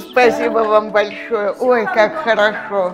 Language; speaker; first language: Russian; native; Russian